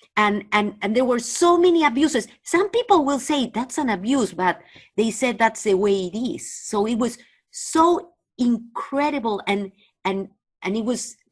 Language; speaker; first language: English; non-native, fluent; Spanish